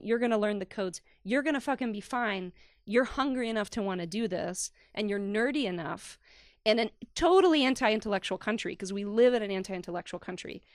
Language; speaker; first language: English; native; English